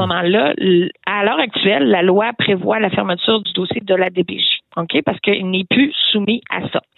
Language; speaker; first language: French; native; French